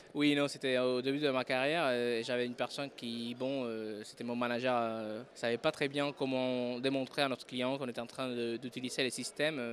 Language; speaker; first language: French; non-native, fluent; Spanish